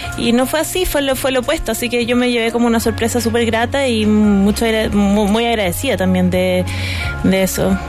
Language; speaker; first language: Spanish; native; Spanish